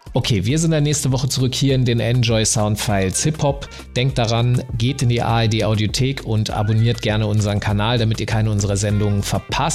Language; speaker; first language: German; native; German